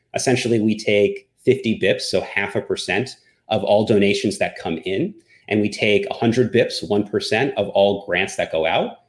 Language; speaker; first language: English; native; English